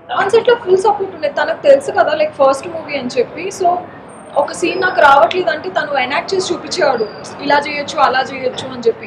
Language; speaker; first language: Telugu; non-native, local second language; Marathi